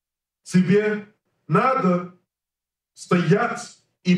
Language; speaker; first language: Russian; non-native, learner; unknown